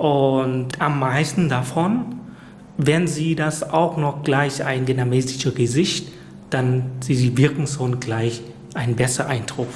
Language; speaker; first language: German; non-native, fluent; Vietnamese